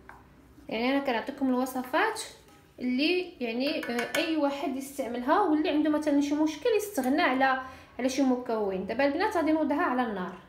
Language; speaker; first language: Arabic; native; Arabic